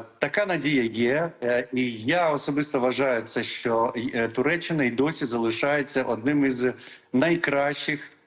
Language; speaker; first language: Ukrainian; non-native, local second language; Crimean Tatar